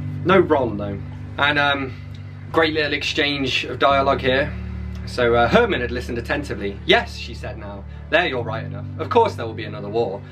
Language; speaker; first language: English; native; English